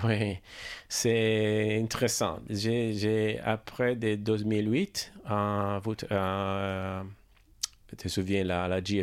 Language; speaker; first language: French; non-native, learner; Italian